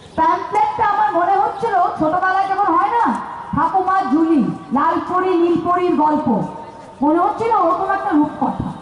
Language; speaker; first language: Bangla; native; Bangla